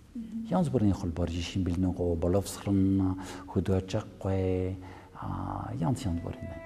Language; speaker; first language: Mongolian; non-native, fluent; French